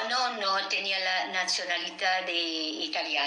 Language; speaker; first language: Italian; non-native, learner; Spanish